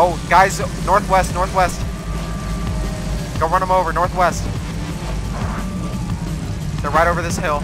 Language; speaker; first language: English; native; English